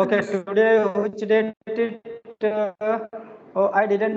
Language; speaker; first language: English; non-native, fluent; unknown